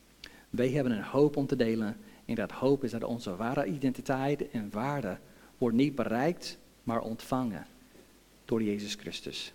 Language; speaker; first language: Dutch; non-native, fluent; English